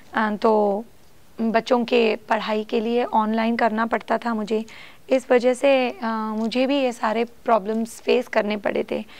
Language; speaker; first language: Hindi; non-native, local second language; Marathi